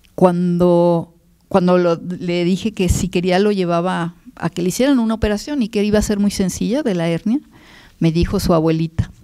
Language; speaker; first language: Spanish; native; Spanish